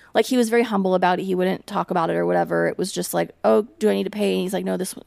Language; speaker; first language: English; native; English